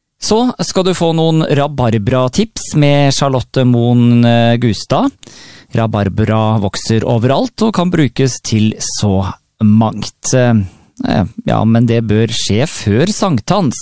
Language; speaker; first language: Norwegian; native; Norwegian